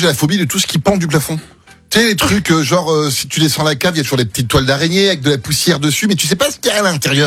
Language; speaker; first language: French; native; French